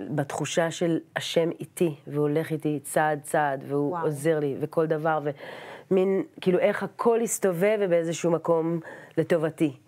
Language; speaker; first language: Hebrew; native; Hebrew